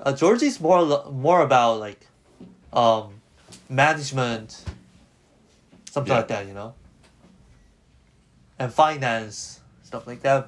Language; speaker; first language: English; non-native, fluent; Korean